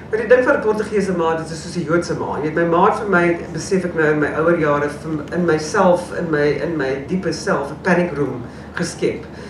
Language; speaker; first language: Afrikaans; non-native, local second language; English